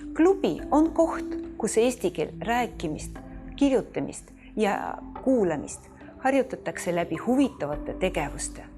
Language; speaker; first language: Estonian; non-native, local second language; Russian